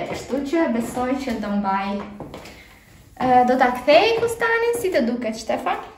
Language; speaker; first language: Albanian; early bilingual, heritage; Albanian